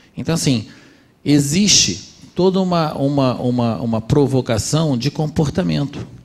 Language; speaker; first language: Portuguese; native; Portuguese